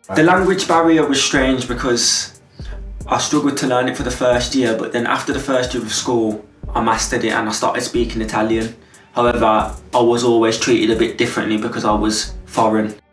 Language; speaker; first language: English; native; English